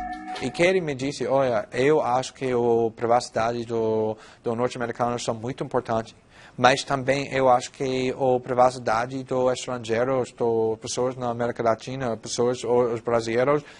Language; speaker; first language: Portuguese; non-native, fluent; English